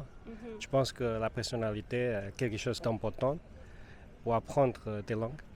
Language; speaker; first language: French; non-native, fluent; Spanish